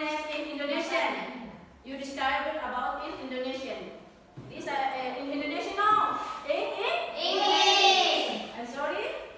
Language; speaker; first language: English; non-native, learner; Indonesian